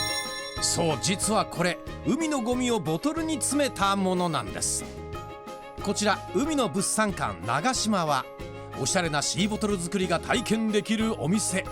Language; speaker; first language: Japanese; native; Japanese